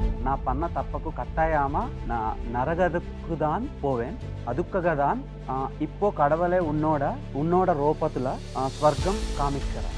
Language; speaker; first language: Telugu; native; Telugu